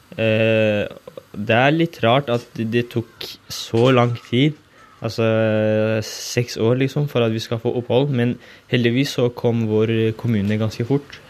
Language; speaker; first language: Norwegian; early bilingual, other home language; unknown